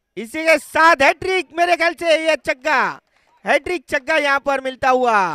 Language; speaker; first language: Hindi; non-native, local second language; Marathi